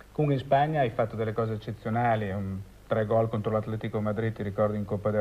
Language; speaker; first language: Italian; native; Italian